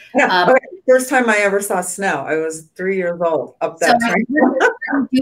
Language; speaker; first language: English; native; English